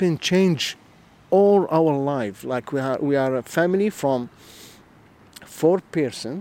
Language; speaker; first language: English; non-native, learner; Arabic